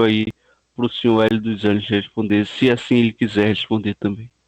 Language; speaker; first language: Portuguese; native; Portuguese